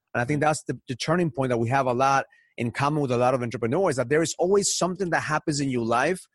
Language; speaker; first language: English; early bilingual, other home language; Spanish